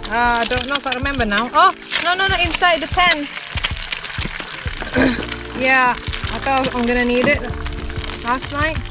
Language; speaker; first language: English; non-native, learner; Indonesian